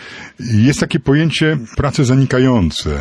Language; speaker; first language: Polish; native; Polish